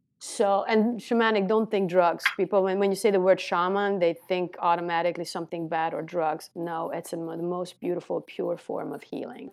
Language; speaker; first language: English; non-native, fluent; Romanian